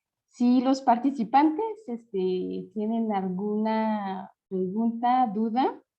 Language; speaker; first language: Spanish; non-native, fluent; French